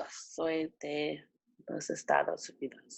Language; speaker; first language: Spanish; non-native, learner; English